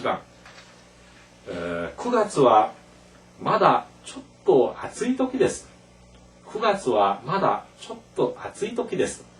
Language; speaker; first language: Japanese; non-native, fluent; Korean